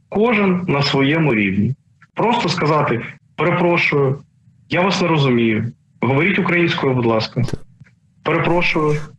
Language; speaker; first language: Ukrainian; non-native, local second language; Russian